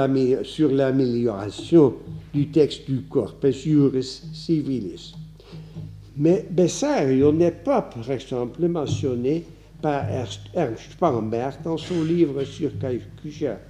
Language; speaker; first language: French; non-native, fluent; Dutch